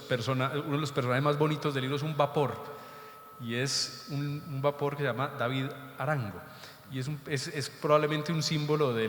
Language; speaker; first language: Spanish; native; Spanish